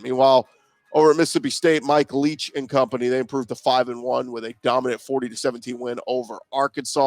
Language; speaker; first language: English; native; English